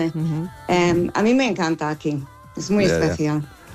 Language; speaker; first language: Spanish; non-native, learner; English